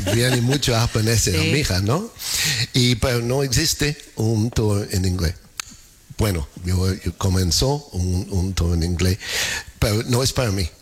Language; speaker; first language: Spanish; non-native, fluent; English